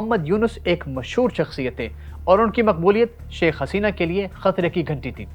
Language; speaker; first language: Urdu; native; Urdu